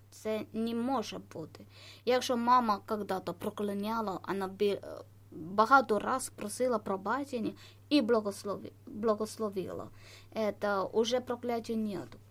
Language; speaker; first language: Ukrainian; non-native, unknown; Malayalam